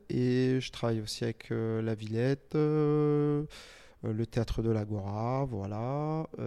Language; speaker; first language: French; native; French